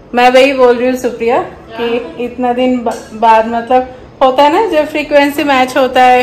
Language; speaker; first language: Hindi; non-native, local second language; Bangla